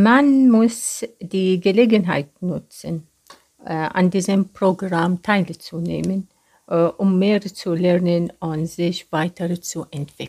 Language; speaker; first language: German; non-native, learner; Arabic